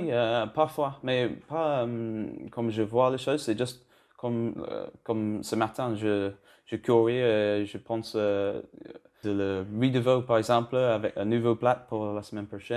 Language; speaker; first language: French; non-native, learner; English